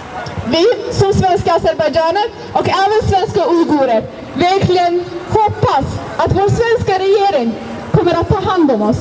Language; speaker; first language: Swedish; non-native, fluent; Azerbaijani